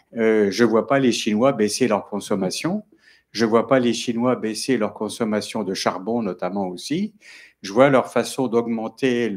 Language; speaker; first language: French; native; French